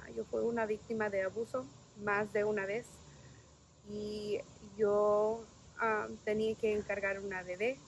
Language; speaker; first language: Spanish; non-native, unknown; English